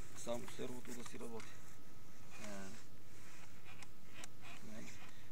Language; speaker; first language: Bulgarian; native; Bulgarian